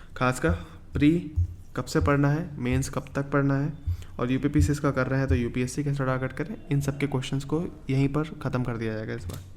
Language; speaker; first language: Hindi; native; Hindi